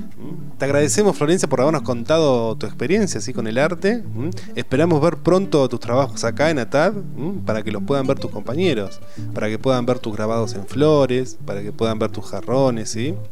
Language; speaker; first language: Spanish; native; Spanish